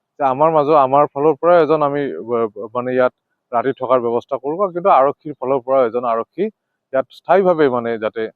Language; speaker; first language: Assamese; native; Assamese